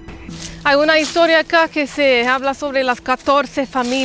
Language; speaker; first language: Spanish; non-native, learner; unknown